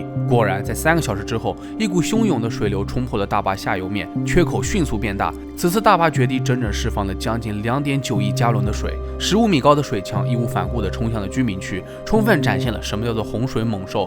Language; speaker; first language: Chinese; native; Chinese